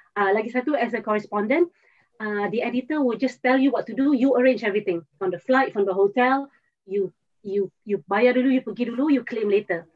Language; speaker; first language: English; non-native, local second language; Malay